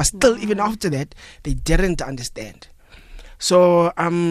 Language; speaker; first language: English; non-native, local second language; Northern Sotho